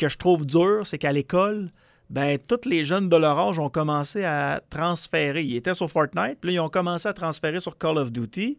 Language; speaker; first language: French; native; French